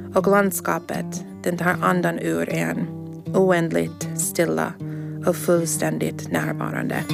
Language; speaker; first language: Swedish; early bilingual, heritage; Swedish